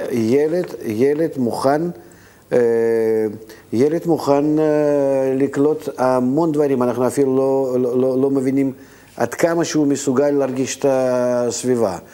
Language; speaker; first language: Hebrew; non-native, fluent; Russian